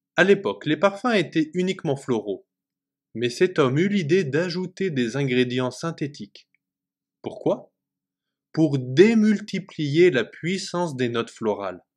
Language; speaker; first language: French; native; French